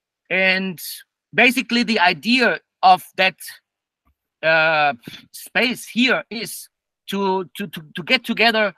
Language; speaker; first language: English; non-native, fluent; German